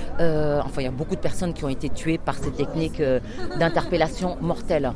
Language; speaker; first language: French; early bilingual, other home language; Wolof